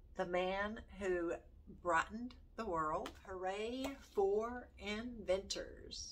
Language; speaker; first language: English; native; English